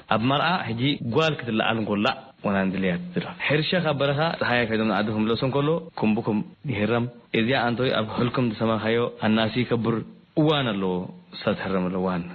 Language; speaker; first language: Tigrinya; non-native, local second language; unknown